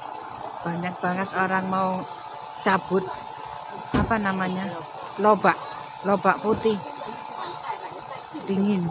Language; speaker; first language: Indonesian; non-native, local second language; Javanese